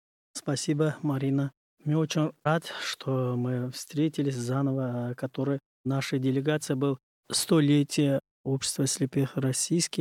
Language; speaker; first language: Russian; non-native, learner; Uzbek